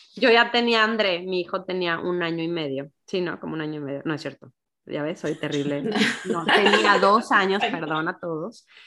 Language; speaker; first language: Spanish; native; Spanish